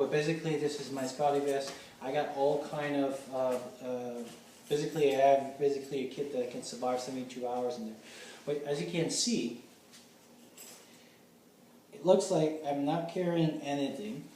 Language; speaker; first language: English; non-native, fluent; French